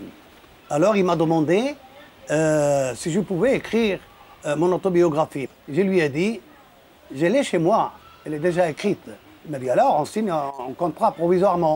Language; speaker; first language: French; non-native, local second language; Arabic